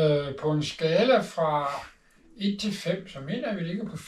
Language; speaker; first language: Danish; native; Danish